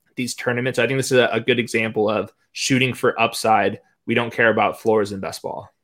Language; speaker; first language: English; native; English